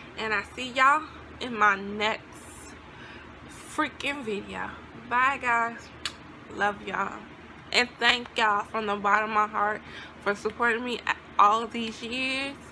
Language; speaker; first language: English; native; English